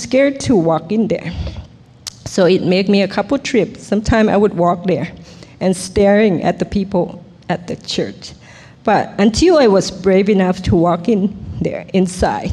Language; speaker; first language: English; non-native, fluent; Thai